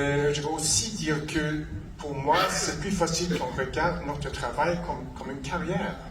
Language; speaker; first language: French; non-native, fluent; English